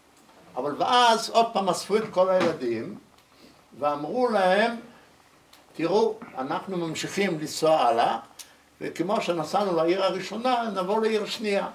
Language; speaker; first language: Hebrew; early bilingual, other home language; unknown